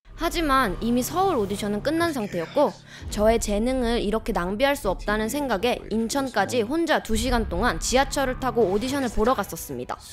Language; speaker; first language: Korean; native; Korean